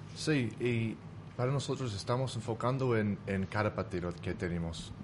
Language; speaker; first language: Spanish; non-native, fluent; English